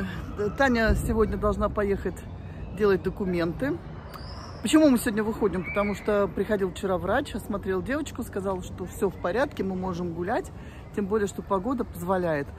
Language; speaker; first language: Russian; native; Russian